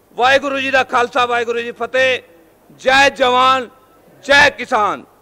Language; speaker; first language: Hindi; native; Hindi